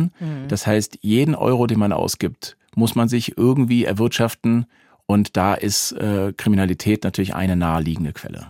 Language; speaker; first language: German; native; German